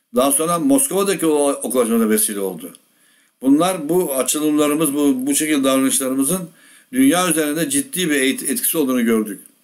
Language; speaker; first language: Turkish; native; Turkish